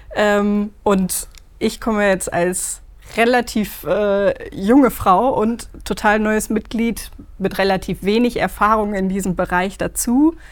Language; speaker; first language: German; native; German